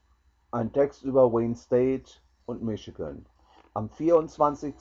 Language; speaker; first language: German; non-native, learner; English